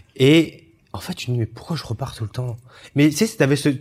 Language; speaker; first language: French; early bilingual, other home language; Chinese